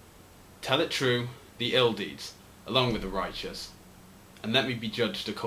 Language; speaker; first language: English; native; English